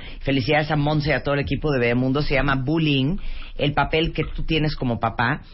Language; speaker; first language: Spanish; early bilingual, other home language; English